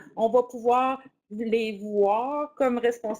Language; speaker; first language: French; native; French